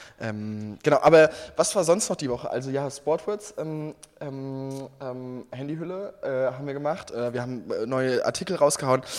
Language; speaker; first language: German; native; German